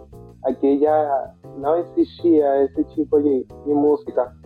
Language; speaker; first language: Portuguese; non-native, fluent; Spanish